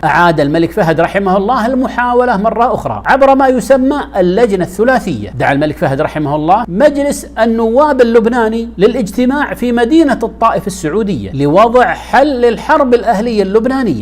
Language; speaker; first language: Arabic; native; Arabic